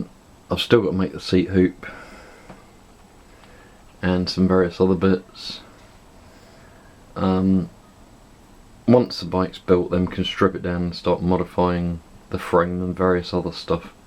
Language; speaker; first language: English; native; English